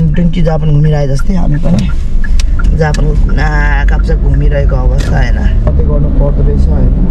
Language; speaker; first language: Nepali; native; Nepali